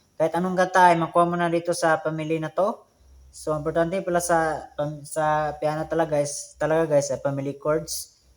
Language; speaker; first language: Filipino; non-native, local second language; Cebuano